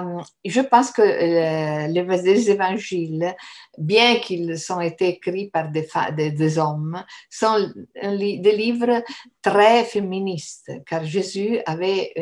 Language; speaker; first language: French; non-native, fluent; Italian